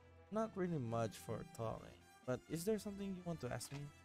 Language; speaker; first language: English; non-native, local second language; Filipino